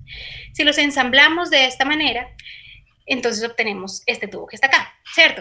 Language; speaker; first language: Spanish; native; Spanish